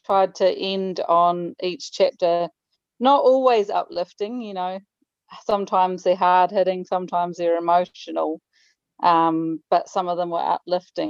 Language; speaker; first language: English; native; English